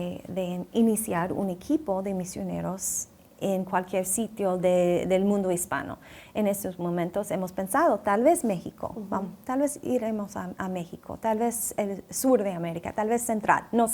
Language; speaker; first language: Spanish; non-native, fluent; English